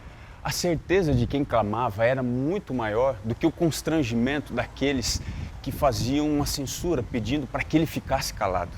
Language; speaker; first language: Portuguese; native; Portuguese